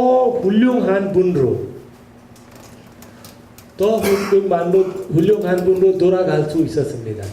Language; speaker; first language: Korean; non-native, learner; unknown